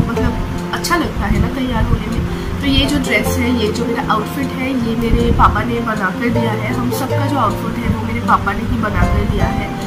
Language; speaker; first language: Hindi; non-native, local second language; Bangla